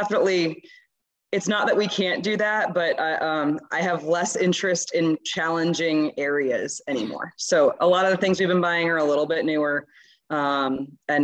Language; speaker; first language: English; native; English